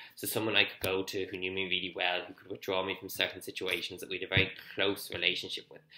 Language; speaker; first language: English; native; English